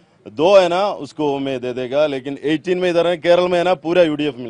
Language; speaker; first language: Hindi; non-native, local second language; Malayalam